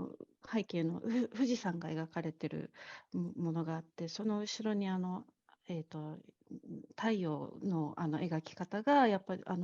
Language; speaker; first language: Japanese; native; Japanese